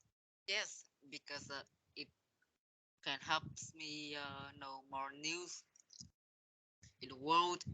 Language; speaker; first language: English; non-native, learner; Vietnamese